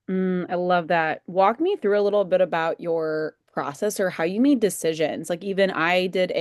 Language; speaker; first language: English; native; English